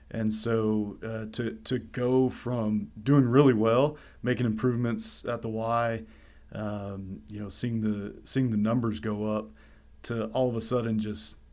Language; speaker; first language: English; native; English